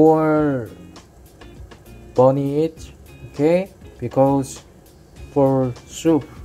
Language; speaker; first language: English; non-native, learner; Korean